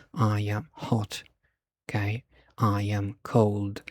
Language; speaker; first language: English; non-native, fluent; Albanian